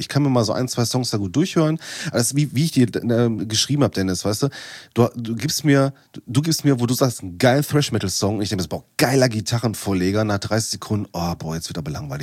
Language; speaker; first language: German; native; German